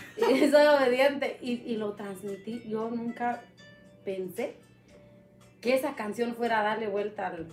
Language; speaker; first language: Spanish; non-native, local second language; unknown